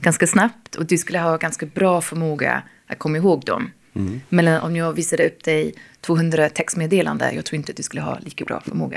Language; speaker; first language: Swedish; non-native, fluent; English